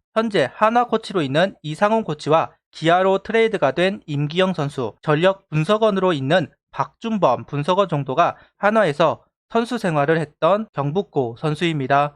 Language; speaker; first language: Korean; native; Korean